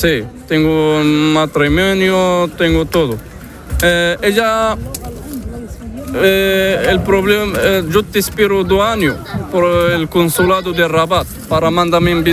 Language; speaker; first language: Spanish; non-native, learner; Arabic